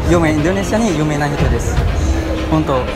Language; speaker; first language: Japanese; non-native, learner; Indonesian